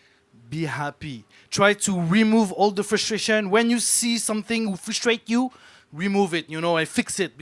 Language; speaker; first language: English; non-native, fluent; Vietnamese